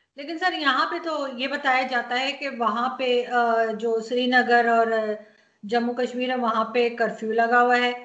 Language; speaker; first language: Urdu; native; Urdu